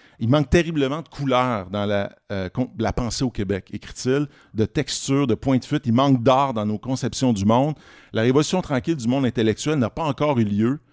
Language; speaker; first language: French; native; French